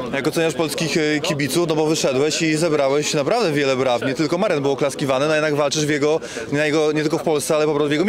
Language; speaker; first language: Polish; native; Polish